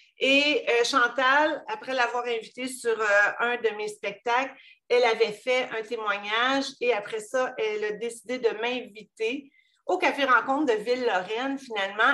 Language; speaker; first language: French; native; French